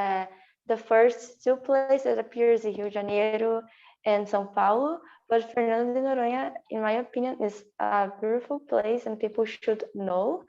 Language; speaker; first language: English; non-native, learner; Portuguese